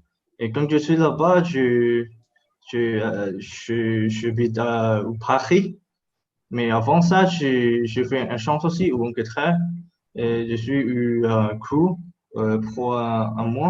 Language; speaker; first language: French; non-native, learner; Thai